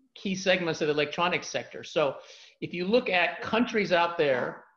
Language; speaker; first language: English; native; English